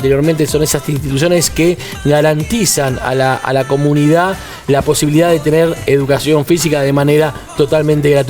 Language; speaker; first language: Spanish; native; Spanish